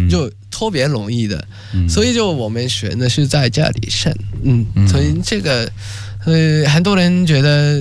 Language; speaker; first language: Chinese; non-native, fluent; Japanese